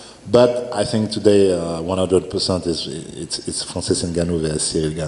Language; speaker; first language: English; non-native, learner; French